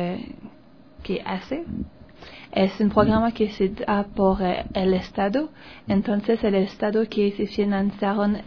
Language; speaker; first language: Spanish; non-native, learner; French